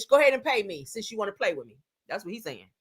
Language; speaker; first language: English; native; English